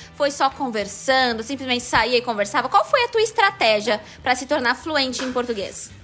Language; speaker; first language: Portuguese; native; Portuguese